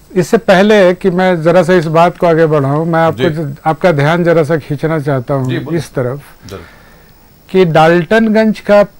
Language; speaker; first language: Hindi; native; Hindi